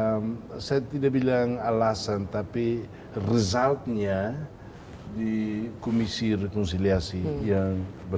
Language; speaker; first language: Indonesian; non-native, fluent; Tetum